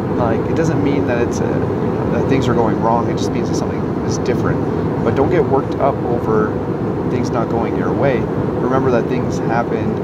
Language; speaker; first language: English; native; English